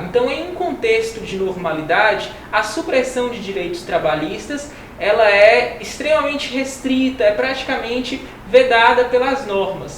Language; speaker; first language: Portuguese; native; Portuguese